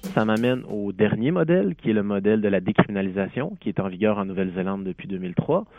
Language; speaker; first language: French; native; French